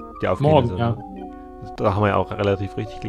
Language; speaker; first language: German; native; German